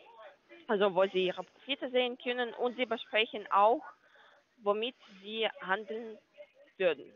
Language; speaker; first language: German; non-native, learner; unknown